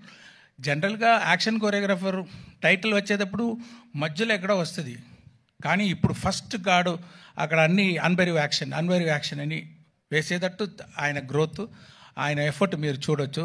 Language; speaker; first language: Telugu; non-native, local second language; Tamil